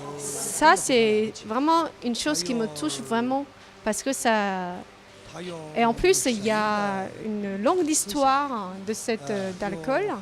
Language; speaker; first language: French; non-native, learner; Chinese